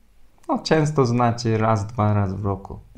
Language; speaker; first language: Polish; non-native, fluent; Turkish